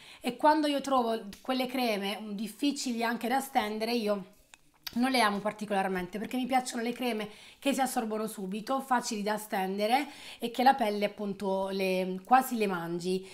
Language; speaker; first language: Italian; native; Italian